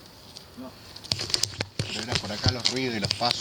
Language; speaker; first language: Spanish; native; Spanish